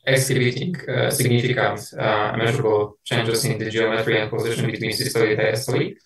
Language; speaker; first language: English; non-native, fluent; Polish